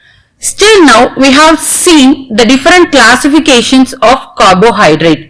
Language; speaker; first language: English; non-native, local second language; Tamil